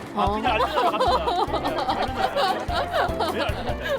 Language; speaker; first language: Korean; native; Korean